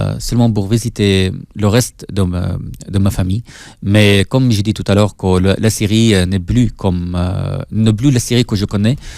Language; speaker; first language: French; non-native, fluent; Arabic